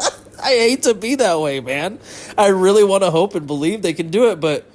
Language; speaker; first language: English; native; English